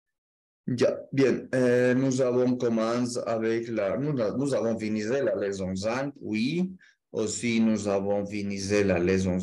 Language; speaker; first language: French; non-native, learner; Spanish